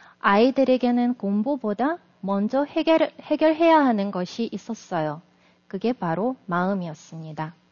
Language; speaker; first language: Korean; non-native, fluent; Russian